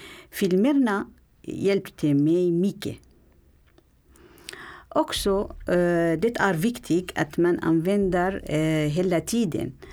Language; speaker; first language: Swedish; non-native, learner; Arabic